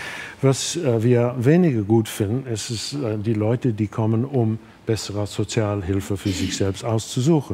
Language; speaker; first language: German; non-native, fluent; English